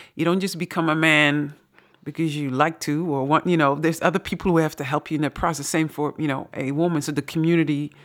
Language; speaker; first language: English; non-native, fluent; Dutch